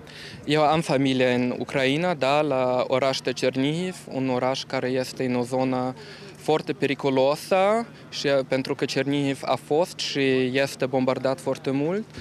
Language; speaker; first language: Romanian; non-native, learner; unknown